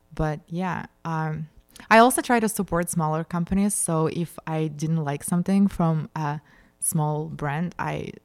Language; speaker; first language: English; non-native, fluent; Russian